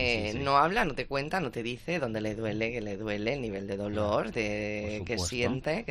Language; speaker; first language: Spanish; native; Spanish